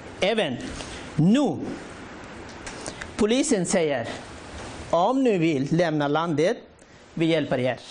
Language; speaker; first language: Swedish; non-native, learner; Rohingya